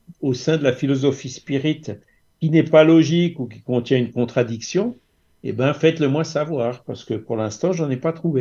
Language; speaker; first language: French; native; French